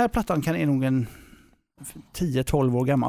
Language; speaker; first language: Swedish; native; Swedish